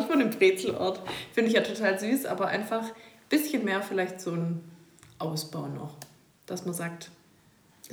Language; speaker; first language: German; native; German